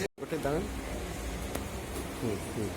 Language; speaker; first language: Chinese; non-native, learner; Bangla